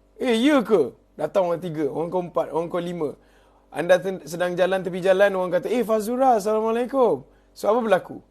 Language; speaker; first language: Malay; native; Malay